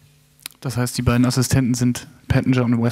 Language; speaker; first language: German; native; German